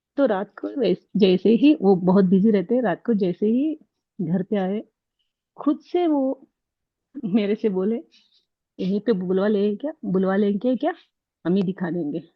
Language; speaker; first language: Hindi; non-native, local second language; Kannada